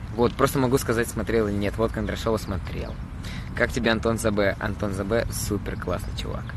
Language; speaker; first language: Russian; native; Russian